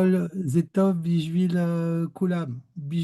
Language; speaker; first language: Hebrew; non-native, learner; French